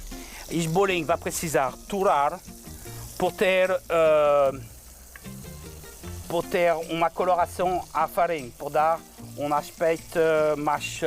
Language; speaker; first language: Portuguese; non-native, learner; French